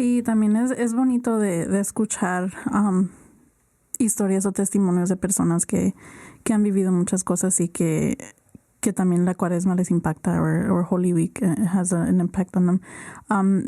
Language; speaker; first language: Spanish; early bilingual, heritage; Spanish